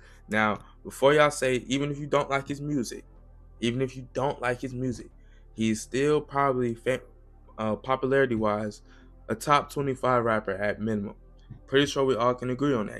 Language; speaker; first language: English; native; English